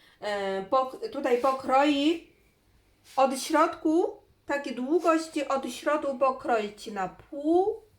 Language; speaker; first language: Polish; non-native, learner; Chinese